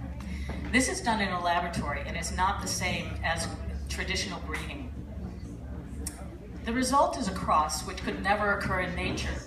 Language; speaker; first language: English; native; English